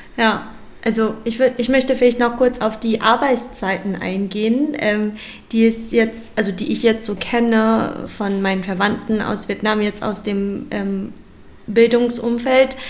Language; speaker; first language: German; early bilingual, other home language; Vietnamese